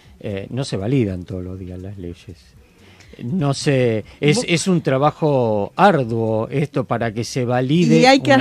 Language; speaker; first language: Spanish; native; Spanish